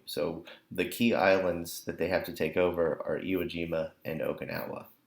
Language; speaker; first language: English; native; English